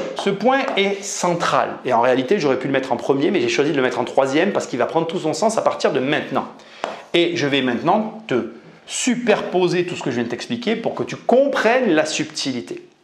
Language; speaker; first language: French; native; French